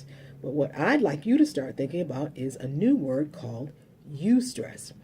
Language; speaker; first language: English; native; English